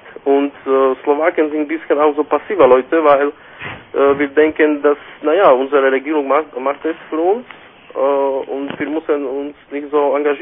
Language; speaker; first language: German; non-native, fluent; Slovak